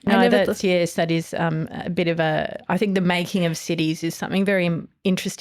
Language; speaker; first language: English; native; English